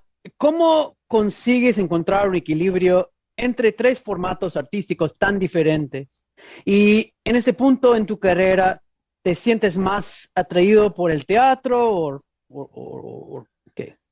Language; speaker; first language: Spanish; non-native, fluent; English